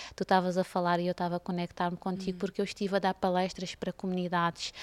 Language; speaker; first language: Portuguese; non-native, local second language; Kabuverdianu